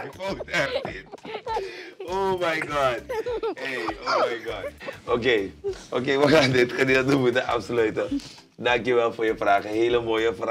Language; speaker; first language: Dutch; native; Dutch